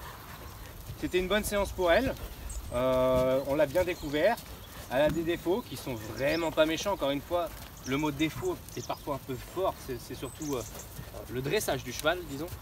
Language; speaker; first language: French; native; French